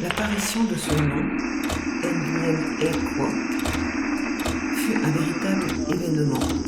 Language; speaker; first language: French; native; French